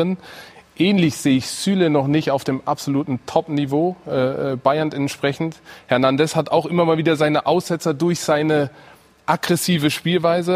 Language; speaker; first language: German; native; German